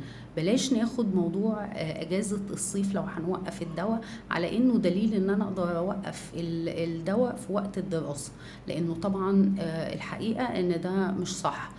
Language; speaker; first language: Arabic; native; Arabic